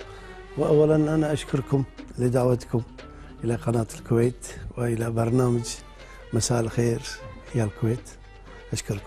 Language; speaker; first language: Arabic; non-native, fluent; Turkish